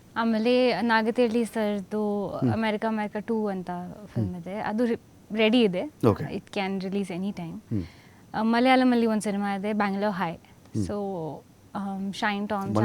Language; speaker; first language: Kannada; non-native, fluent; Hindi